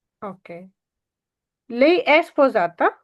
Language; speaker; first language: Italian; non-native, learner; Urdu